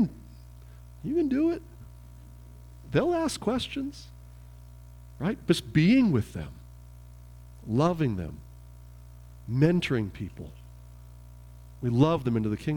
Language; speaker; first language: English; native; English